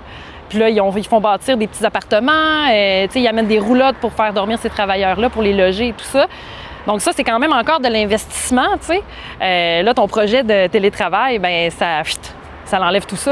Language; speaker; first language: French; native; French